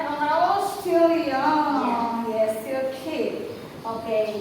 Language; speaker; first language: English; non-native, fluent; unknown